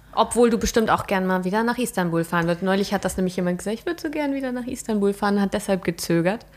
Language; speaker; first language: German; native; German